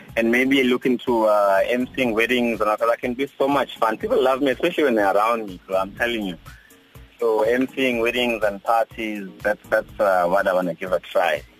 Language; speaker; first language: English; non-native, local second language; Zulu